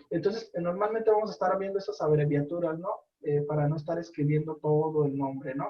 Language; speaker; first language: Spanish; native; Spanish